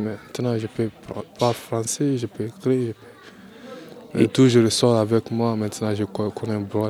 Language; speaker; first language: French; non-native, learner; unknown